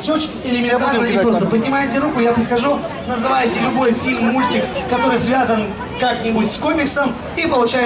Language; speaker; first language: Russian; native; Russian